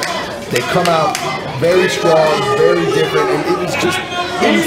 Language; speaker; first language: English; native; English